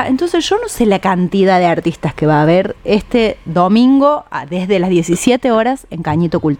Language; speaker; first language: Spanish; native; Spanish